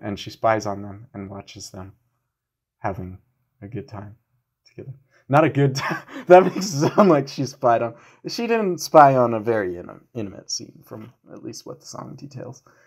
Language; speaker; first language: English; native; English